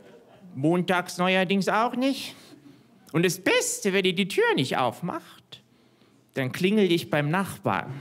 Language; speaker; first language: German; native; German